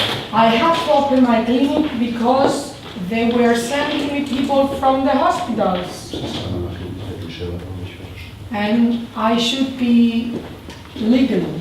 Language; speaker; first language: English; non-native, fluent; Greek